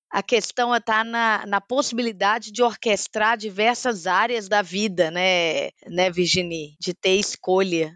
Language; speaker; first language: Portuguese; native; Portuguese